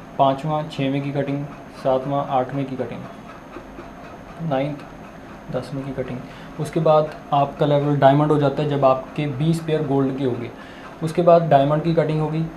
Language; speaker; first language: Hindi; non-native, local second language; Punjabi